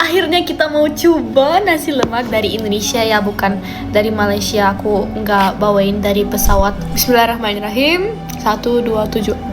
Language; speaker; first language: Indonesian; non-native, fluent; German